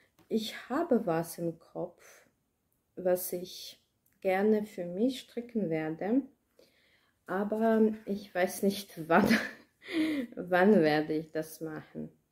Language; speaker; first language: German; non-native, learner; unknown